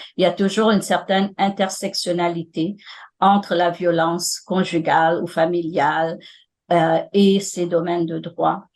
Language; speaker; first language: French; non-native, local second language; Morisyen